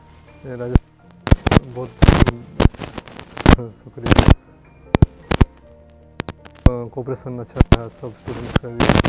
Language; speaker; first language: Hindi; non-native, local second language; Odia